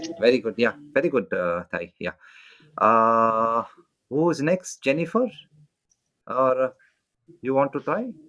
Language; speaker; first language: English; non-native, local second language; French